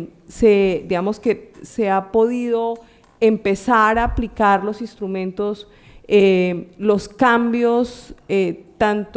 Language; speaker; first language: Spanish; native; Spanish